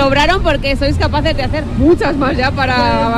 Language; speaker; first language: Spanish; native; Spanish